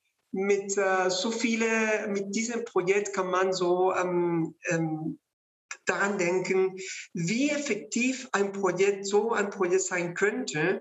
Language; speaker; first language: German; non-native, fluent; Spanish